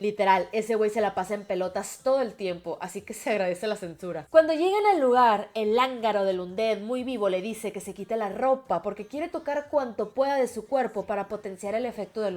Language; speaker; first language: Spanish; native; Spanish